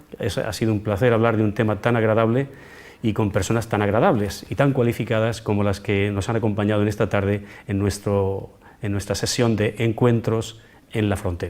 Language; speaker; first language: Spanish; native; Spanish